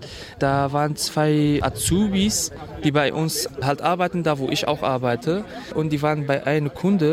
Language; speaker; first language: German; non-native, fluent; Kurdish